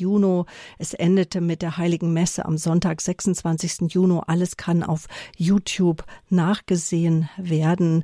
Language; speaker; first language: German; native; German